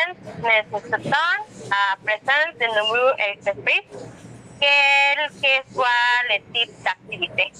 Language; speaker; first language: French; non-native, learner; Spanish